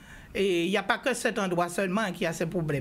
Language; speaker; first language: French; non-native, local second language; Guadeloupean Creole French